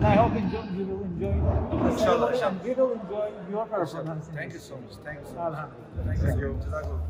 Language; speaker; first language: English; non-native, learner; Urdu